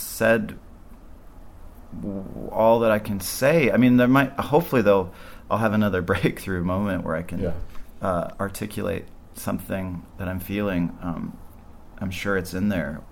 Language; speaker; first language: English; native; English